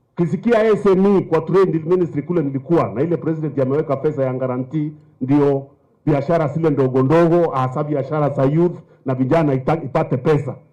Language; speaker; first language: Swahili; non-native, local second language; Meru